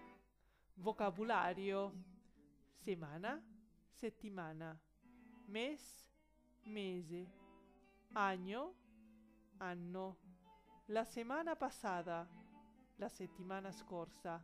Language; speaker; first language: Italian; non-native, fluent; Spanish